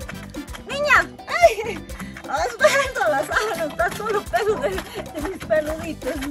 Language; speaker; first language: Spanish; native; Spanish